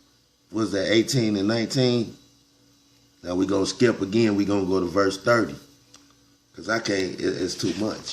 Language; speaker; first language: English; native; English